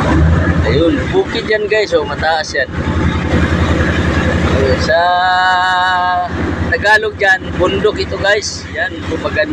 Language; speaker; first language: Filipino; non-native, local second language; Hiligaynon